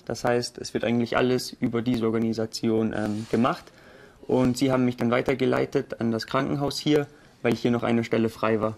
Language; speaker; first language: German; native; German